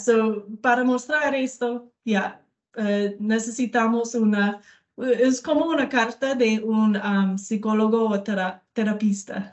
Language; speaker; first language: Spanish; non-native, learner; English